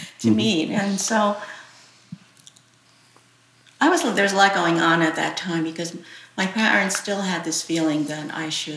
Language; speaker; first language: English; early bilingual, other home language; Chinese